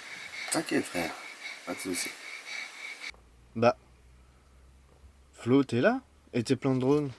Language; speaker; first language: French; native; French